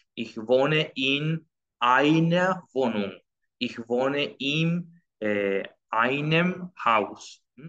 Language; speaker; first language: German; non-native, fluent; Spanish